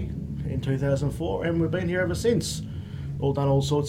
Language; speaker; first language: English; native; English